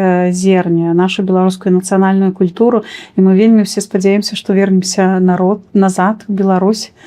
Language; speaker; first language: Belarusian; native; Belarusian